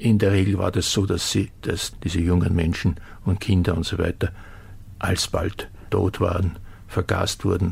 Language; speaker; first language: German; native; German